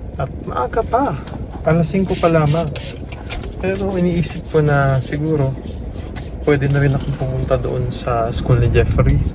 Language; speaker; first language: Filipino; native; Filipino